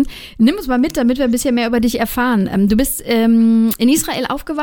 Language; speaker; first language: German; native; German